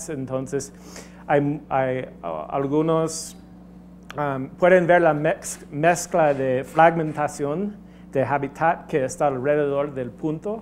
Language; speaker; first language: Spanish; non-native, fluent; English